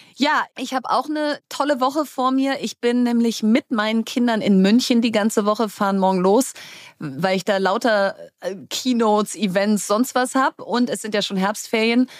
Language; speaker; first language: German; native; German